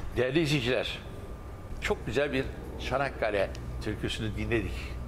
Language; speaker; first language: Turkish; native; Turkish